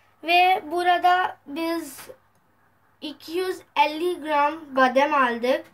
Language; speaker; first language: Turkish; non-native, learner; Urdu